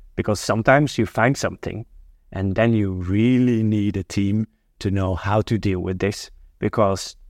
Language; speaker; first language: English; non-native, fluent; Norwegian